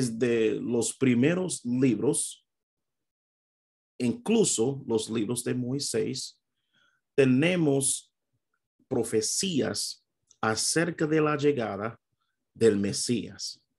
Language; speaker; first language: Spanish; non-native, fluent; English